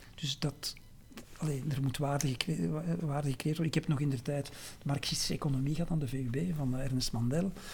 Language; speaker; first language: Dutch; native; Dutch